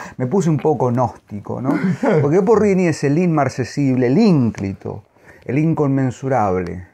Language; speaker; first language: Spanish; native; Spanish